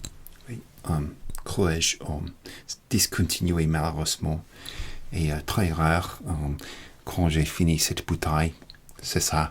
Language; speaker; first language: French; non-native, learner; English